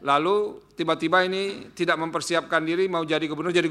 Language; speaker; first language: Indonesian; native; Indonesian